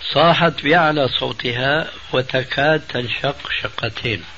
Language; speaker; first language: Arabic; early bilingual, other home language; Albanian